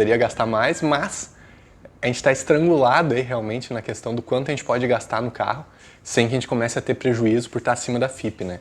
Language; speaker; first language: Portuguese; native; Portuguese